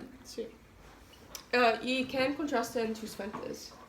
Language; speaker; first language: Spanish; non-native, learner; English